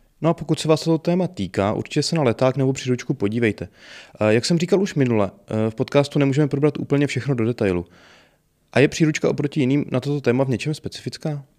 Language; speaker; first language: Czech; native; Czech